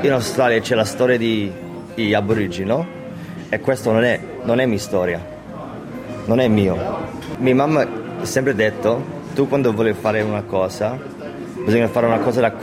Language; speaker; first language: Italian; early bilingual, heritage; English